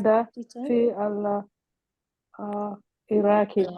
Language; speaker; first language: Arabic; non-native, learner; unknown